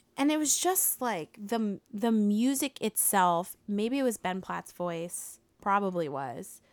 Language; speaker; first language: English; native; English